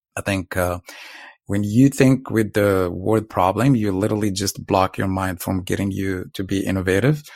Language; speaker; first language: English; non-native, fluent; Arabic